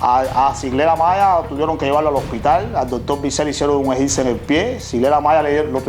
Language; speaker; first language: Spanish; native; Spanish